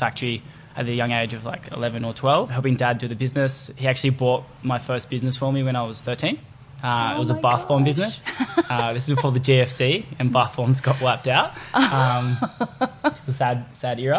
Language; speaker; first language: English; native; English